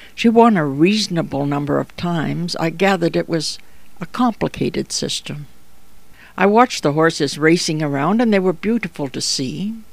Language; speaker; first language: English; native; English